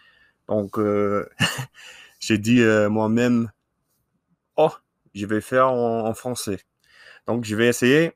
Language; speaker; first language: French; non-native, learner; English